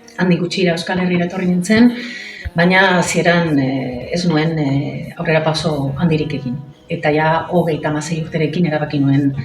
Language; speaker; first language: Basque; non-native, local second language; Spanish